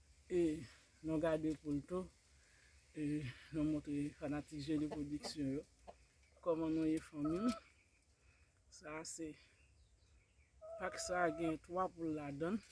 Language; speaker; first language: French; non-native, learner; Haitian Creole